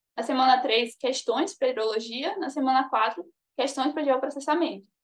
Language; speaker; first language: Portuguese; native; Portuguese